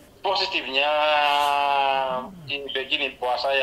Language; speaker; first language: Indonesian; non-native, fluent; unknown